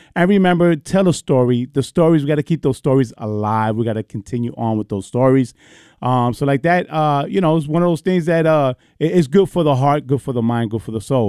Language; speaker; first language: English; early bilingual, other home language; Spanish